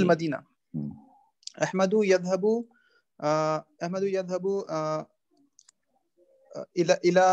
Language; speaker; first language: Arabic; non-native, learner; Urdu